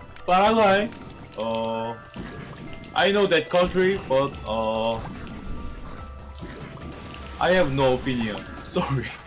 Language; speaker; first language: English; non-native, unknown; Korean